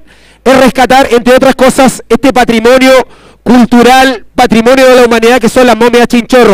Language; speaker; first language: Spanish; native; Spanish